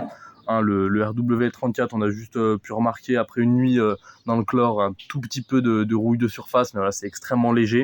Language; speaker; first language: French; native; French